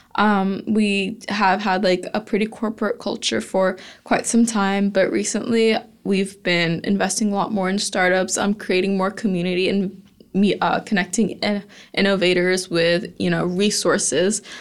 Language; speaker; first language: English; native; English